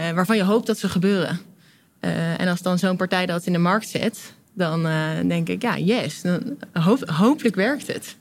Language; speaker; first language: Dutch; native; Dutch